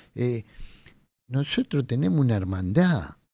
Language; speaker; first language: Spanish; native; Spanish